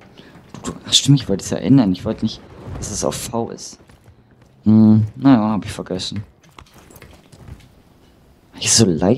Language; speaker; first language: German; native; German